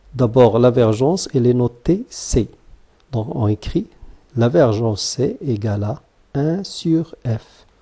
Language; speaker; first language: French; non-native, local second language; Arabic